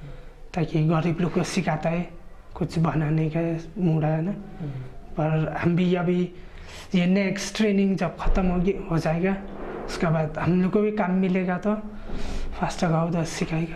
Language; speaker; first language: Hindi; non-native, local second language; Khasi